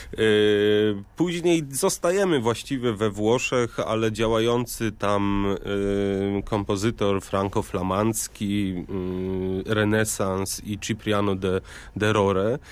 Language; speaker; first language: Polish; native; Polish